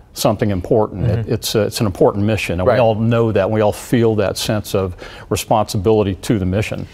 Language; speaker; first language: English; native; English